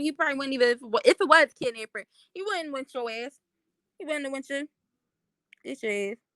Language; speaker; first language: English; native; English